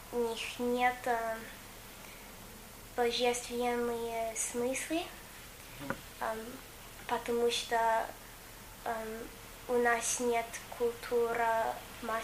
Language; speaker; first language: Russian; non-native, fluent; English